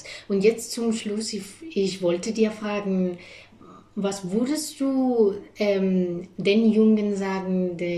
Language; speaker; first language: German; non-native, fluent; Spanish